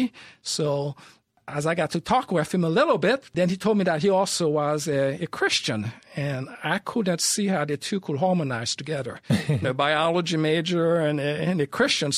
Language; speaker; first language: English; early bilingual, other home language; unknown